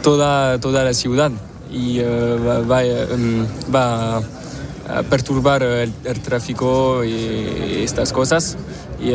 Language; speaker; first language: Spanish; non-native, learner; French